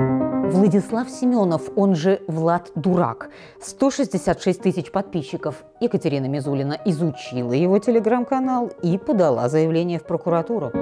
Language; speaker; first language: Russian; native; Russian